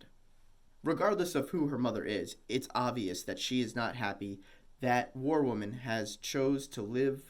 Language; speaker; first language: English; native; English